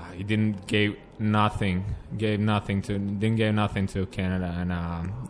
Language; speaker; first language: English; non-native, fluent; Latvian